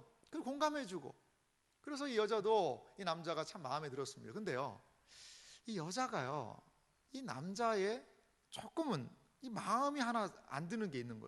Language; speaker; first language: Korean; native; Korean